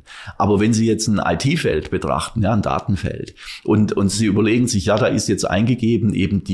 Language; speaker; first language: German; native; German